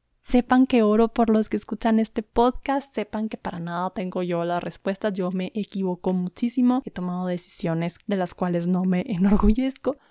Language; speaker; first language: Spanish; native; Spanish